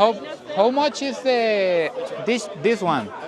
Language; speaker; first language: English; non-native, learner; Spanish